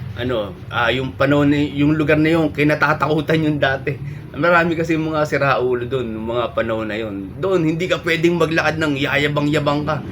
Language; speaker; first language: Filipino; native; Filipino